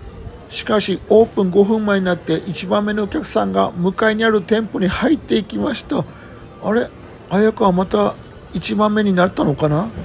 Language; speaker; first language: Japanese; native; Japanese